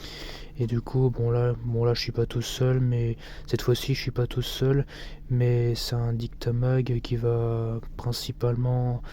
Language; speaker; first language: French; native; French